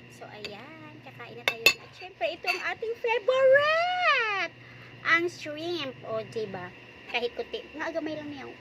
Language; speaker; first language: Filipino; non-native, local second language; Hiligaynon